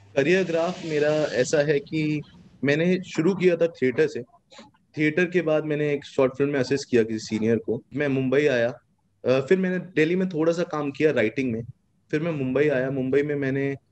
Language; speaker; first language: Hindi; native; Hindi